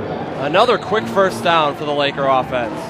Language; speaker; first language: English; native; English